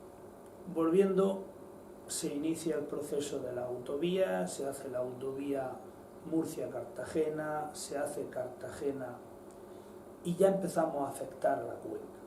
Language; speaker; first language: Spanish; native; Spanish